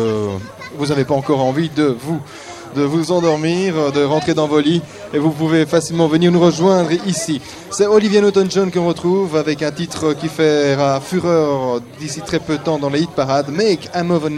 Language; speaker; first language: French; native; French